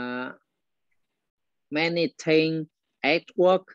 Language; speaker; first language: English; non-native, learner; Vietnamese